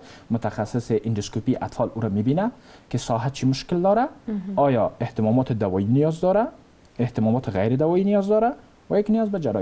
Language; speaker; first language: Persian; native; Persian